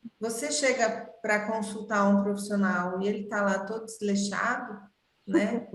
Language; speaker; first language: Portuguese; native; Portuguese